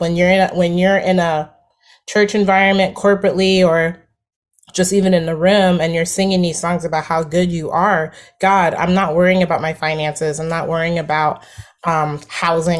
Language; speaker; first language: English; native; English